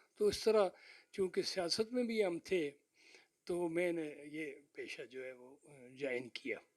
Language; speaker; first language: Urdu; non-native, local second language; Pashto